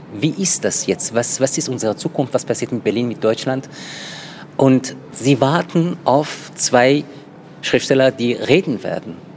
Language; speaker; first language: German; non-native, fluent; Persian